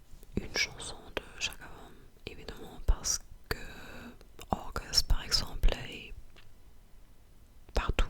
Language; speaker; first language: French; non-native, fluent; English